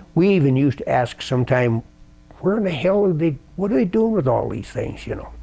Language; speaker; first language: English; native; English